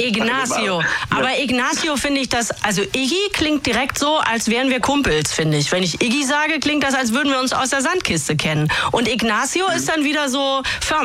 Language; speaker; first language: German; native; German